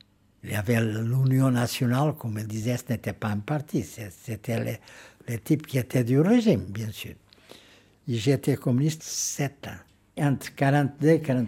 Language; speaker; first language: French; non-native, fluent; Portuguese